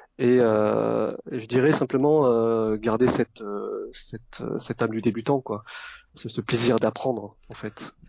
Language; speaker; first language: French; early bilingual, other home language; Vietnamese